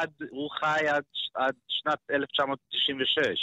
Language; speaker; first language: Hebrew; non-native, learner; English